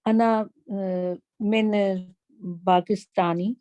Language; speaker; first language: Arabic; non-native, learner; Urdu